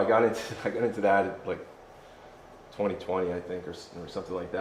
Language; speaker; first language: English; native; English